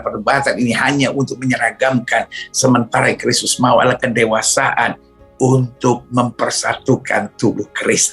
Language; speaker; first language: Indonesian; native; Indonesian